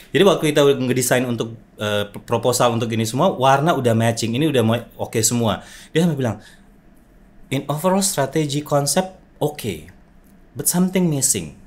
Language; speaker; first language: Indonesian; native; Indonesian